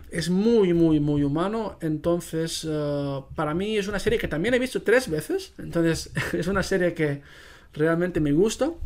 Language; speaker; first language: Spanish; non-native, local second language; Catalan